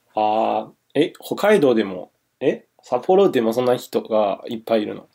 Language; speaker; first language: Japanese; non-native, learner; Chinese